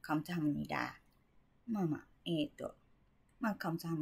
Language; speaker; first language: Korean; non-native, learner; Japanese